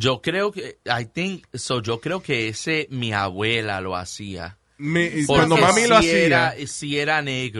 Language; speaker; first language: Spanish; early bilingual, heritage; Spanish